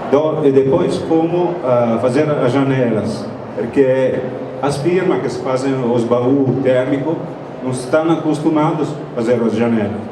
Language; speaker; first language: Portuguese; non-native, fluent; Italian